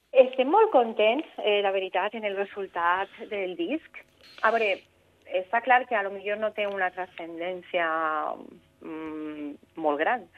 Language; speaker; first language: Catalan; non-native, local second language; Spanish